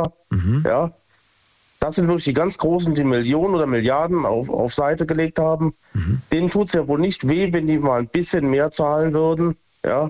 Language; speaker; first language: German; native; German